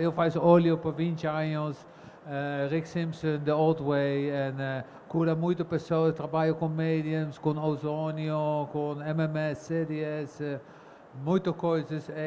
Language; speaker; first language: Portuguese; non-native, learner; Dutch